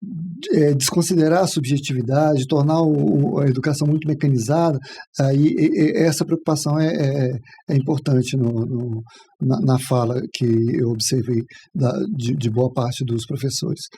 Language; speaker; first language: Portuguese; native; Portuguese